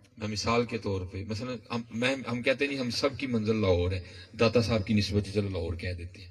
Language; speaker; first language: Urdu; non-native, local second language; Punjabi